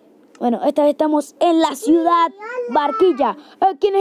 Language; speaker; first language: Spanish; native; Spanish